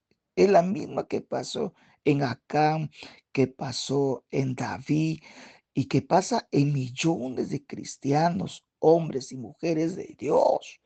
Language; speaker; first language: Spanish; native; Spanish